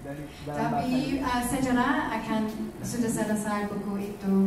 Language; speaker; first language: Indonesian; non-native, learner; English